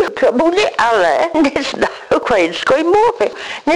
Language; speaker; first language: Belarusian; non-native, learner; English